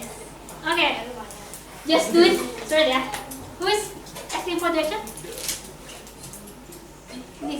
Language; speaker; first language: English; non-native, fluent; Indonesian